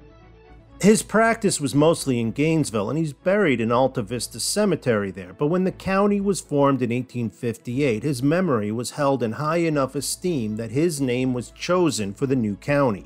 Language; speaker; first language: English; native; English